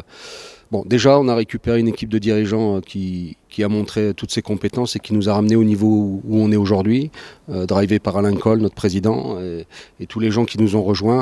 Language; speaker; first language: French; native; French